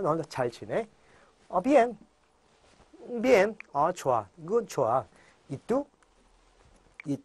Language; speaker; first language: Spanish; non-native, fluent; Korean